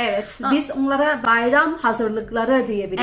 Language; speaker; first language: Turkish; non-native, fluent; Chinese